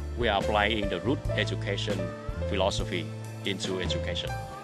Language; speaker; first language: English; non-native, learner; Vietnamese